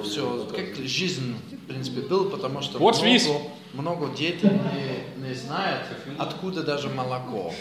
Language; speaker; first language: Russian; non-native, fluent; Dutch